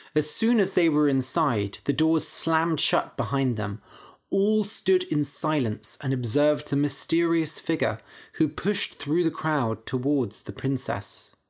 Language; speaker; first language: English; native; English